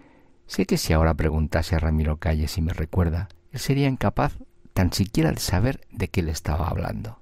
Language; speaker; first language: Spanish; native; Spanish